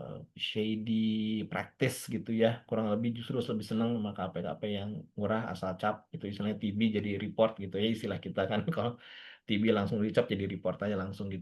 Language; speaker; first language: Indonesian; native; Indonesian